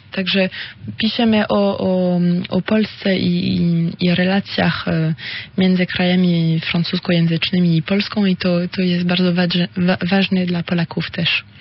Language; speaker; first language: Polish; non-native, fluent; French